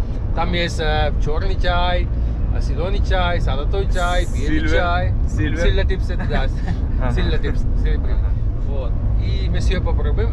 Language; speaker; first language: Russian; non-native, learner; Sinhala